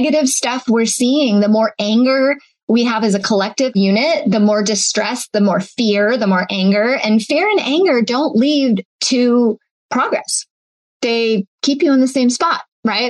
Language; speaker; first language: English; native; English